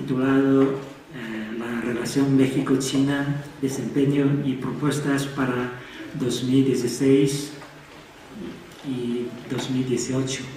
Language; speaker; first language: Spanish; non-native, fluent; Chinese